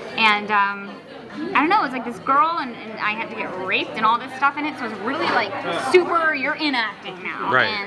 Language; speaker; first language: English; native; English